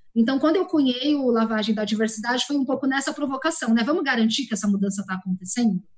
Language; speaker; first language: Portuguese; native; Portuguese